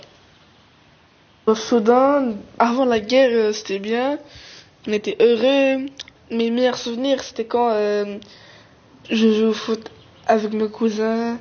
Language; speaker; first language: French; early bilingual, other home language; Arabic